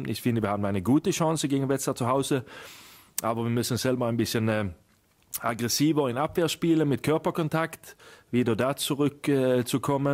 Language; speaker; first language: German; non-native, fluent; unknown